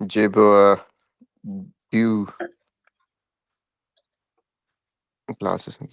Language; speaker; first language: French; non-native, learner; Punjabi